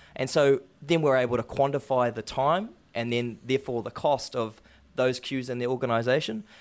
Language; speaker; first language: English; native; English